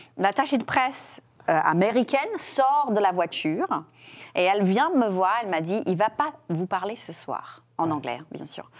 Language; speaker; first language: French; non-native, fluent; English